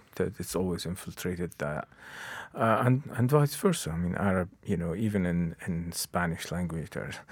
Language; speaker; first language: English; non-native, fluent; Arabic